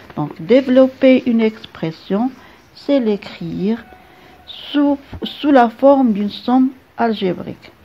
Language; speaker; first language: French; non-native, local second language; Arabic